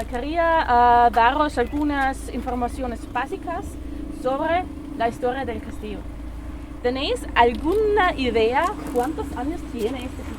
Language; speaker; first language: Spanish; non-native, learner; German